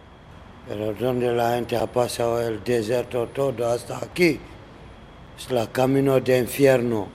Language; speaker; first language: Spanish; non-native, learner; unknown